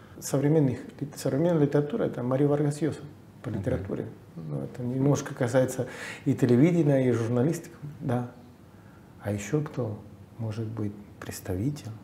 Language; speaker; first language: Russian; non-native, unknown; Spanish